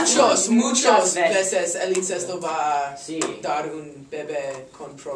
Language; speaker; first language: Spanish; non-native, learner; English